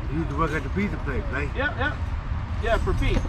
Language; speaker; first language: English; native; English